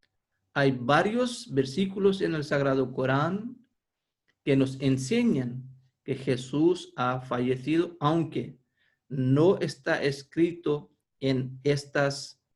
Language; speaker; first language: Spanish; non-native, fluent; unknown